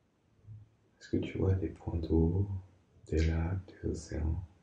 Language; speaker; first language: French; native; French